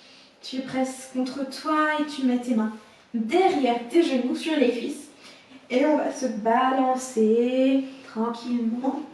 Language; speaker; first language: French; native; French